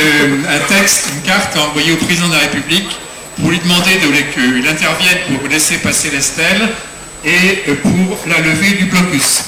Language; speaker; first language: French; native; French